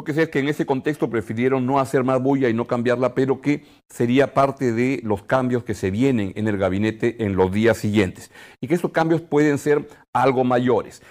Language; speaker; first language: Spanish; native; Spanish